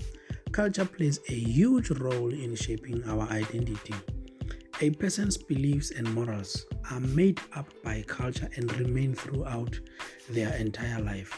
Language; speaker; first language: English; non-native, local second language; Northern Sotho